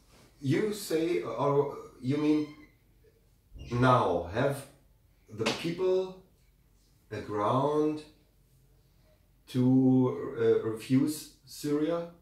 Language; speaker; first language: English; non-native, learner; German